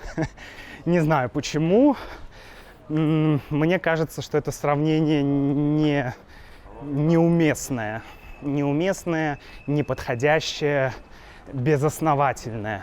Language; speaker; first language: Russian; native; Russian